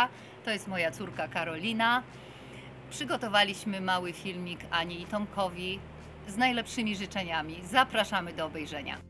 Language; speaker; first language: Polish; native; Polish